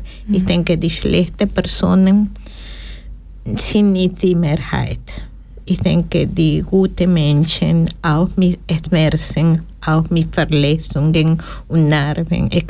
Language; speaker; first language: German; non-native, fluent; Spanish